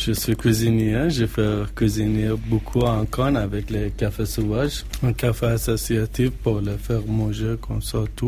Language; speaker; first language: French; non-native, learner; Persian